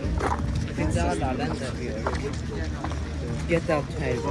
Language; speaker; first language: Swedish; early bilingual, other home language; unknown